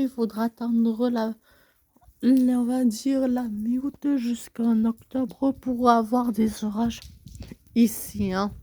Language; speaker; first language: French; native; French